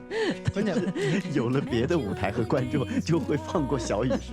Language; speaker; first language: Chinese; native; Chinese